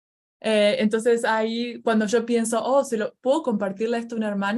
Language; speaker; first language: Spanish; native; Spanish